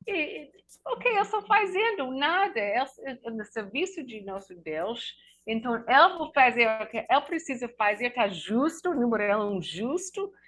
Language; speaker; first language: Portuguese; non-native, learner; English